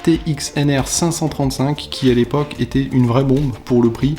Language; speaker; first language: French; native; French